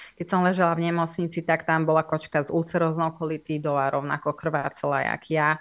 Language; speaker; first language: Slovak; non-native, local second language; Hungarian